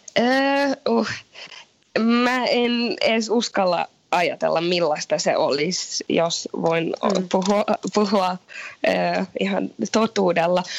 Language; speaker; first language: Finnish; native; Finnish